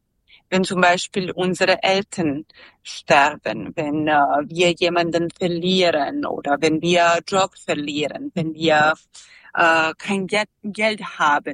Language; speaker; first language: German; non-native, fluent; Serbian